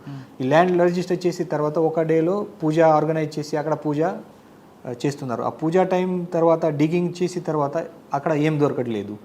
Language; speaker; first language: Telugu; non-native, fluent; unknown